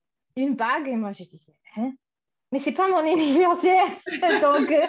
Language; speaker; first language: French; non-native, fluent; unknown